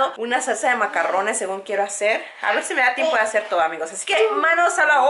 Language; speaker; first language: Spanish; native; Spanish